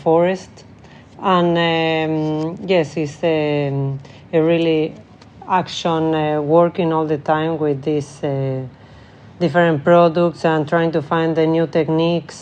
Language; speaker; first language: English; non-native, learner; Spanish